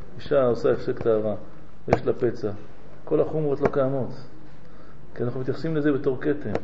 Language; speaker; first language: Hebrew; non-native, fluent; French